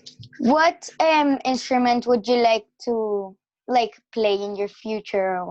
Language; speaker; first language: English; non-native, learner; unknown